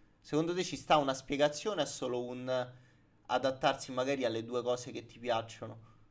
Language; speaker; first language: Italian; native; Italian